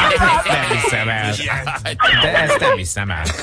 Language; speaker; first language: Hungarian; native; Hungarian